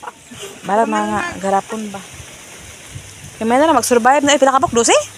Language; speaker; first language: Cebuano; native; Cebuano